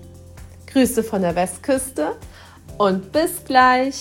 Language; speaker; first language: German; native; German